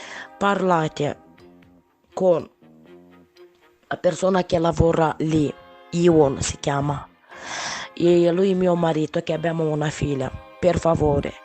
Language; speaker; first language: Italian; non-native, learner; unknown